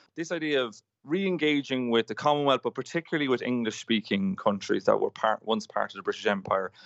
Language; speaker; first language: English; native; English